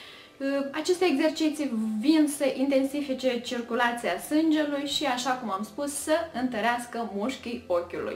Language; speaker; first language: Romanian; native; Romanian